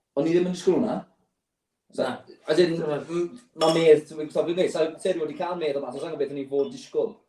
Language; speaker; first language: Welsh; native; Welsh